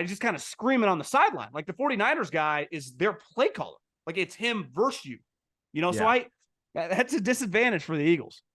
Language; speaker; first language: English; native; English